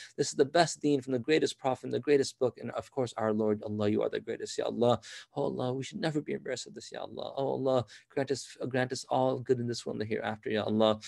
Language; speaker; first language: English; native; English